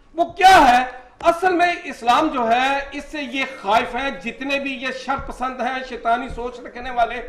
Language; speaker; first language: Urdu; native; Urdu